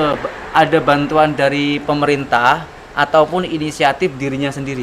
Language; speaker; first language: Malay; non-native, local second language; Javanese